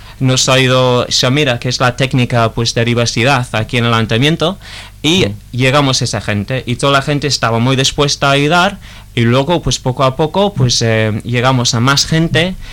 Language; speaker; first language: Spanish; non-native, fluent; English